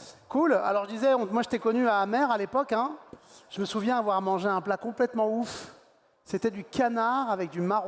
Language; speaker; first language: French; native; French